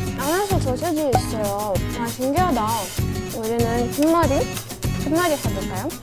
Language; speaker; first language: Korean; non-native, learner; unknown